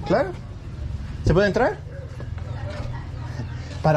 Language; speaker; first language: Spanish; non-native, learner; Danish